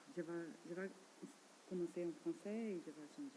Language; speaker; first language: French; non-native, learner; Portuguese